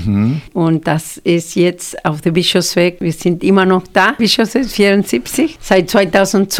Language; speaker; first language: German; non-native, fluent; Spanish